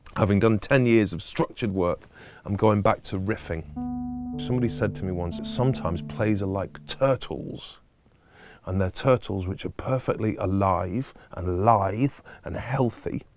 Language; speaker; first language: English; native; English